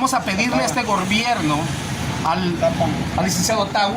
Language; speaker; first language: Spanish; native; Spanish